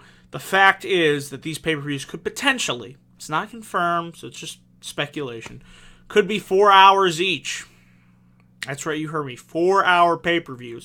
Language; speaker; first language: English; native; English